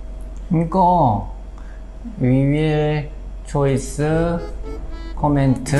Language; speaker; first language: English; non-native, learner; Korean